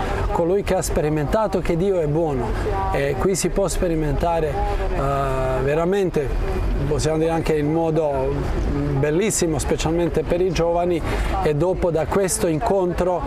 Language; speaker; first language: Italian; non-native, fluent; Croatian